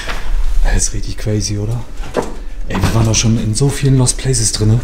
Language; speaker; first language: German; native; German